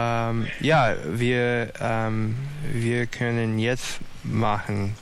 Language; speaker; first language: German; non-native, learner; English